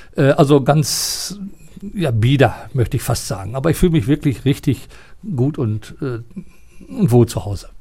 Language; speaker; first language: German; native; German